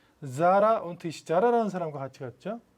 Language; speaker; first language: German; non-native, fluent; Korean